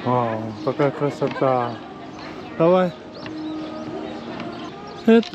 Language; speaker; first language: Korean; native; Korean